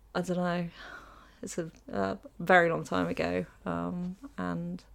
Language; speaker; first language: English; native; English